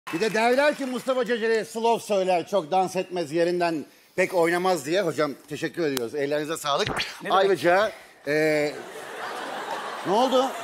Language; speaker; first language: Turkish; native; Turkish